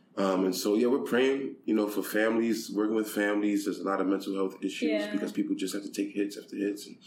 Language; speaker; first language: English; native; English